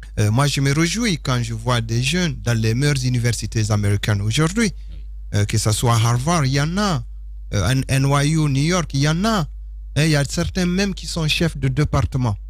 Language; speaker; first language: French; non-native, local second language; Fula